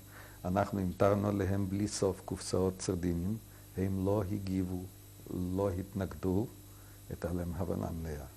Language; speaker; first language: Hebrew; non-native, fluent; Yiddish